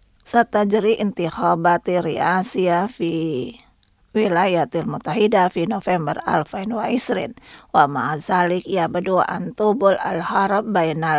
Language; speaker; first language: Arabic; non-native, fluent; Indonesian